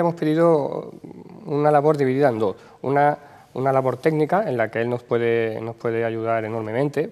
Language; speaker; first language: Spanish; native; Spanish